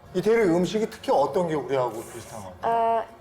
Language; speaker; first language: Korean; native; Korean